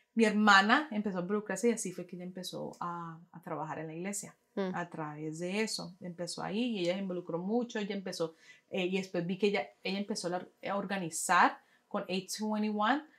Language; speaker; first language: Spanish; early bilingual, heritage; Spanish